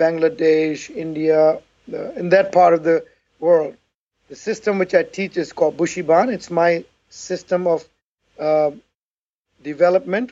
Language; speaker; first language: English; non-native, local second language; Urdu